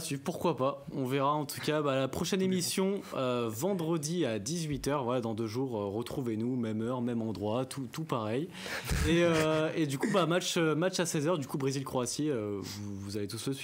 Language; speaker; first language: French; native; French